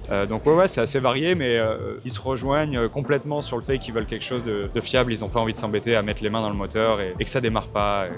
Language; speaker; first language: French; native; French